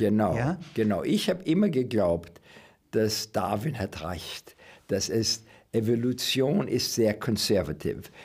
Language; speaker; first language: German; non-native, learner; English